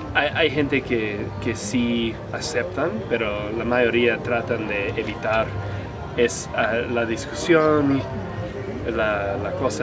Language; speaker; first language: Spanish; non-native, fluent; English